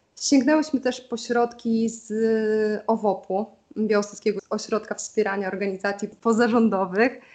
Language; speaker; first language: Polish; native; Polish